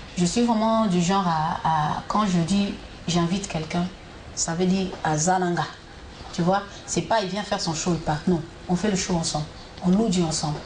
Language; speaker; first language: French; non-native, local second language; Lingala